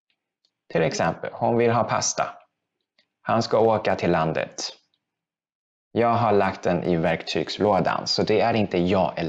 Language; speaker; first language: Swedish; non-native, fluent; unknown